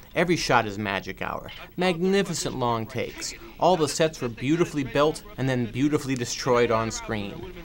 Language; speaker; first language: English; native; English